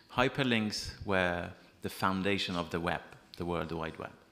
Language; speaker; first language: English; non-native, fluent; Persian